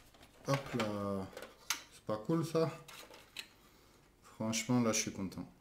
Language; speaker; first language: French; native; French